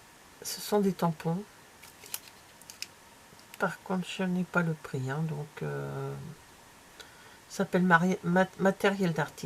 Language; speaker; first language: French; native; French